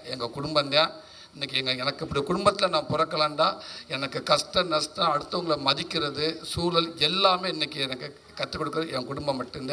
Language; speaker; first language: Tamil; native; Tamil